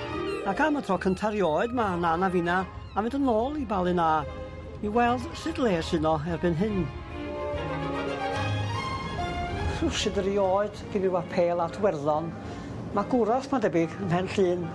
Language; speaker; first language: Welsh; native; Welsh